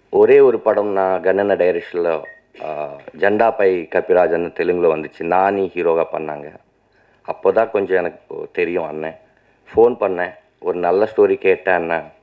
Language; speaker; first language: Tamil; non-native, learner; Telugu